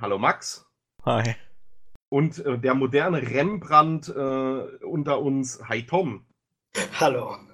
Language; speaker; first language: German; native; German